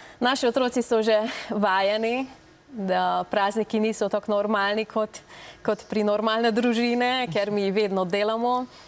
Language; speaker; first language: Slovenian; non-native, learner; Hungarian